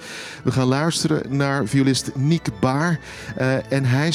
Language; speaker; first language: Dutch; native; Dutch